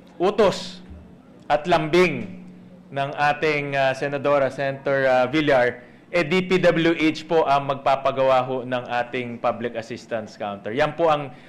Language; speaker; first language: Filipino; native; Filipino